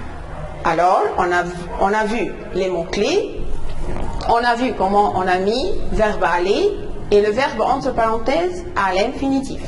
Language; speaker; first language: French; non-native, fluent; Arabic